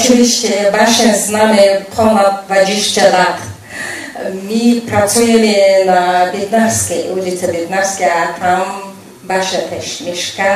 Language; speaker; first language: Polish; non-native, fluent; Mongolian